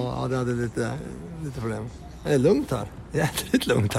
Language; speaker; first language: Swedish; native; Swedish